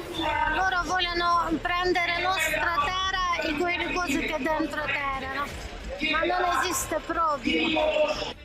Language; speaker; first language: Italian; non-native, learner; Ukrainian